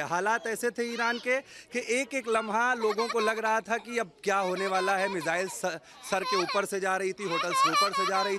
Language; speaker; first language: Hindi; native; Hindi